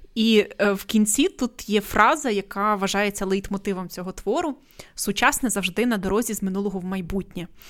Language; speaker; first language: Ukrainian; native; Ukrainian